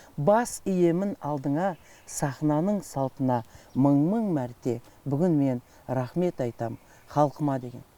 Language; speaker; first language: Kazakh; native; Kazakh